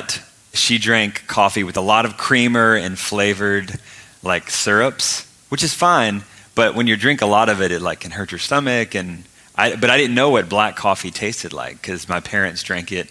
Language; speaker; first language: English; native; English